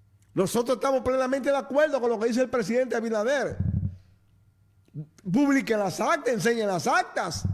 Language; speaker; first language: Spanish; native; Spanish